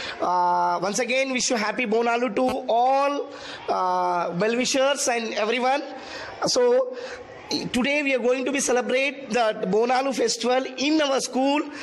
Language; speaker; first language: English; non-native, local second language; Telugu